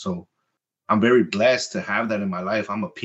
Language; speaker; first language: English; early bilingual, other home language; Spanish